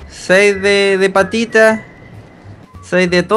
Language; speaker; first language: Spanish; native; Spanish